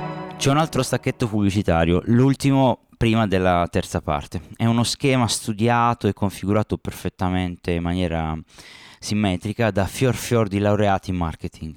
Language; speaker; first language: Italian; native; Italian